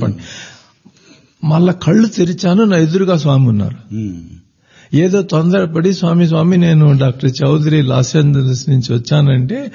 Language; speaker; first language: Telugu; native; Telugu